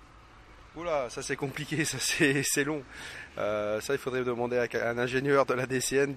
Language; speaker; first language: French; native; French